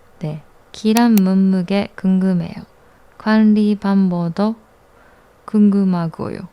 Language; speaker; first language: Korean; non-native, learner; Japanese